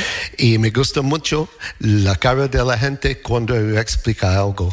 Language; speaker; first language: Spanish; non-native, learner; English